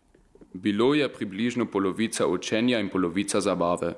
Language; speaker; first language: Slovenian; non-native, learner; German